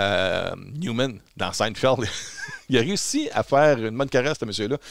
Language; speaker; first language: French; native; French